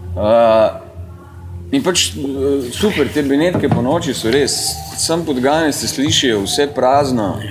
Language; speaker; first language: Slovenian; native; Slovenian